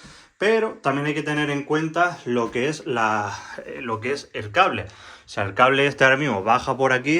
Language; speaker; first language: Spanish; native; Spanish